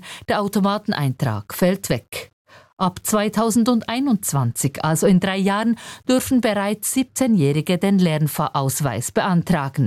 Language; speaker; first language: German; native; German